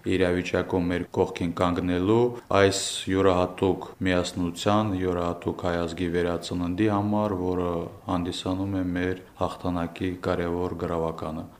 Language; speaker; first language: Armenian; native; Armenian